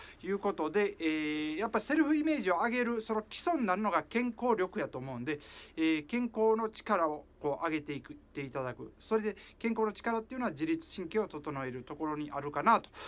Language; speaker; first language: Japanese; native; Japanese